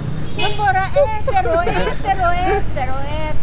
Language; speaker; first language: Swedish; non-native, learner; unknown